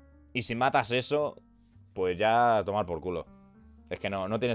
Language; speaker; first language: Spanish; native; Spanish